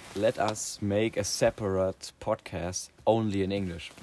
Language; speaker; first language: English; non-native, learner; German